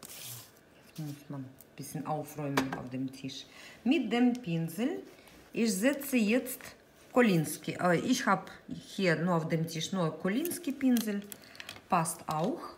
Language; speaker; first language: German; non-native, fluent; Russian